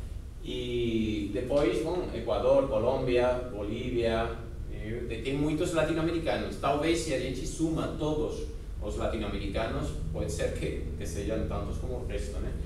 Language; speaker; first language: Portuguese; non-native, fluent; Spanish